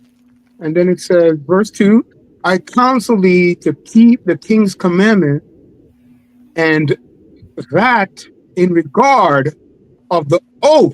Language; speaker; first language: English; native; English